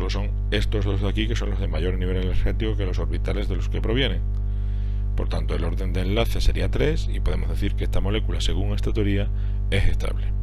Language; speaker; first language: Spanish; native; Spanish